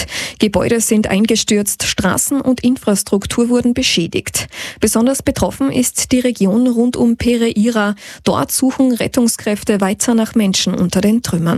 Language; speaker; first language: German; native; German